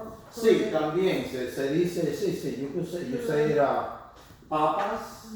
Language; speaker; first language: Spanish; non-native, learner; English